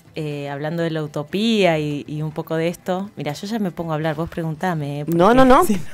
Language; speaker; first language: Spanish; native; Spanish